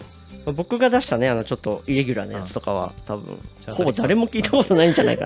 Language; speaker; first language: Japanese; native; Japanese